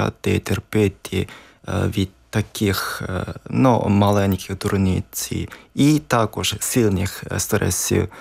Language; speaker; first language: Ukrainian; non-native, learner; Japanese